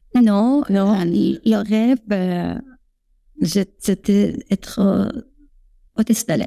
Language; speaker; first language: French; non-native, fluent; Persian